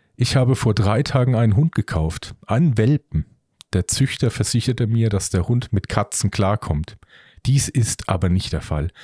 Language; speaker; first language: German; native; German